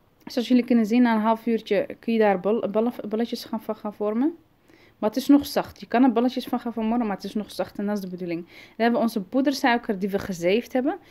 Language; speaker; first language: Dutch; early bilingual, other home language; Arabic